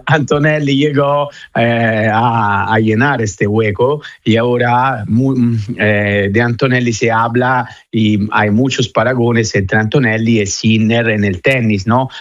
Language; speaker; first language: Spanish; non-native, fluent; Italian